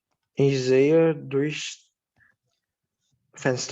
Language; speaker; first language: German; non-native, learner; Indonesian